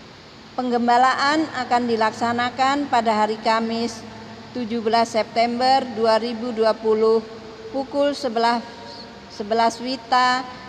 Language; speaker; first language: Indonesian; native; Indonesian